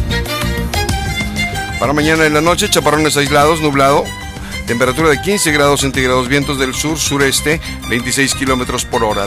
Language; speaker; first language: Spanish; native; Spanish